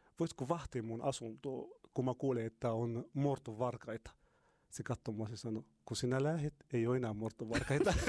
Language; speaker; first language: Finnish; non-native, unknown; Arabic